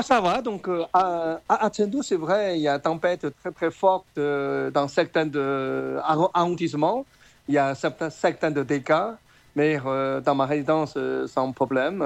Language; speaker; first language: French; non-native, learner; Chinese